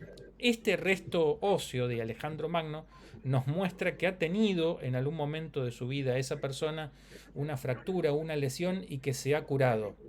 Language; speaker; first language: Spanish; native; Spanish